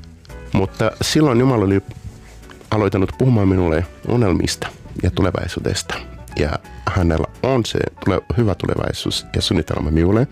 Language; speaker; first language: Finnish; non-native, learner; Portuguese